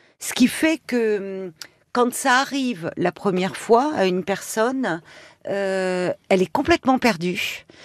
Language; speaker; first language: French; native; French